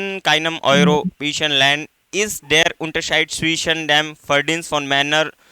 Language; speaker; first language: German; non-native, fluent; Hindi